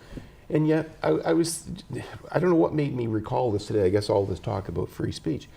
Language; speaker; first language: English; native; English